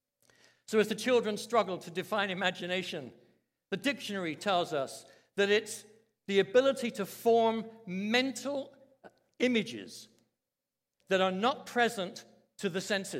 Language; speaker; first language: English; native; English